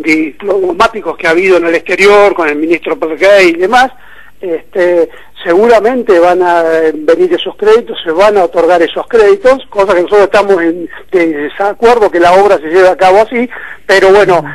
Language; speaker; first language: Spanish; native; Spanish